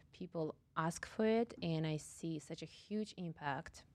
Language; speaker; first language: English; non-native, fluent; Russian